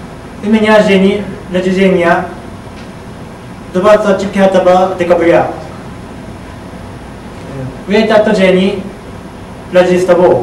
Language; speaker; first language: Russian; non-native, learner; Japanese